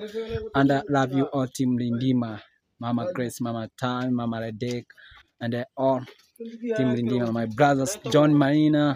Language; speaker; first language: English; non-native, learner; Swahili